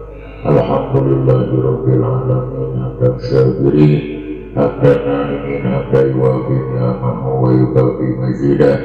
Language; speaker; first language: Arabic; non-native, fluent; Sundanese